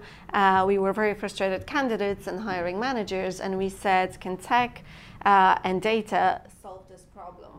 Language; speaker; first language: English; non-native, fluent; Romanian